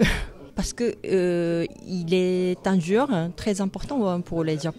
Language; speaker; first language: French; non-native, learner; Japanese